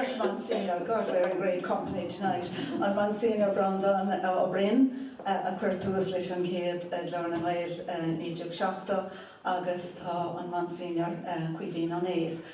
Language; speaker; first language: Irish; non-native, local second language; English